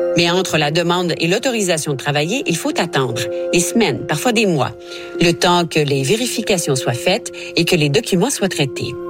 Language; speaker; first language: French; native; French